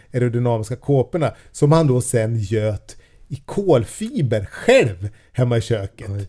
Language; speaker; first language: Swedish; native; Swedish